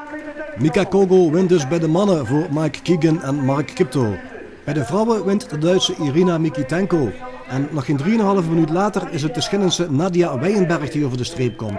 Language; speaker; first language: Dutch; native; Dutch